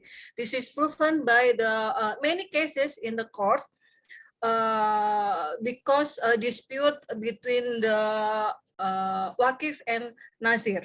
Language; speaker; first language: English; non-native, fluent; Indonesian